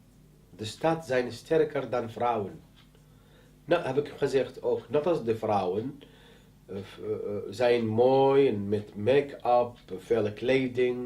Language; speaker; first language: Dutch; non-native, learner; Arabic